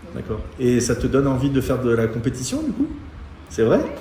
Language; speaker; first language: French; native; French